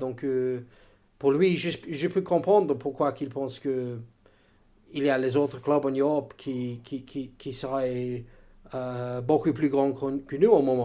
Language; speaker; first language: French; non-native, learner; English